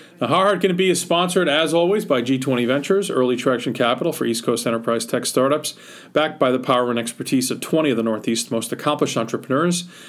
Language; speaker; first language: English; native; English